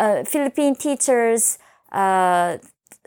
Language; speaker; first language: English; non-native, fluent; Korean